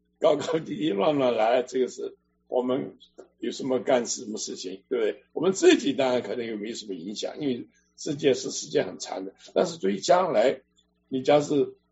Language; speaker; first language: Chinese; native; Chinese